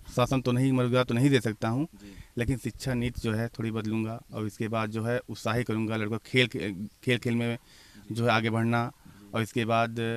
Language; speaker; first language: Hindi; native; Hindi